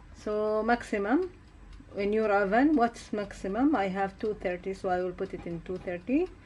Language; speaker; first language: English; non-native, learner; Arabic